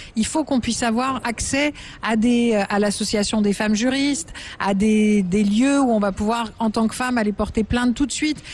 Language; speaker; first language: French; native; French